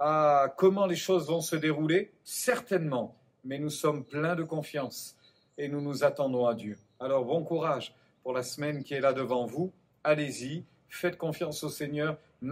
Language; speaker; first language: French; native; French